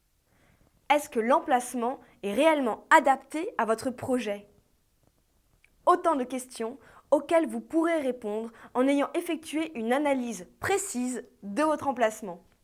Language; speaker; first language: French; native; French